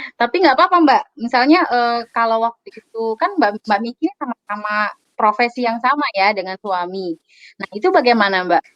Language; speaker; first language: Indonesian; native; Indonesian